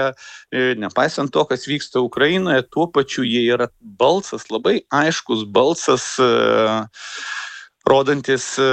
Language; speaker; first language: Lithuanian; native; Lithuanian